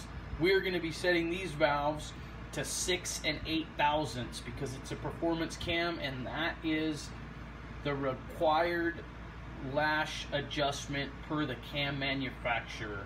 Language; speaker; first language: English; native; English